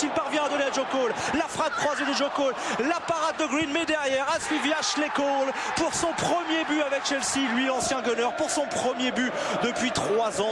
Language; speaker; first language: French; native; French